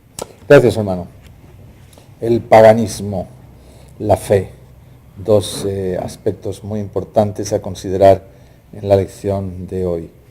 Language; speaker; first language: Spanish; native; Spanish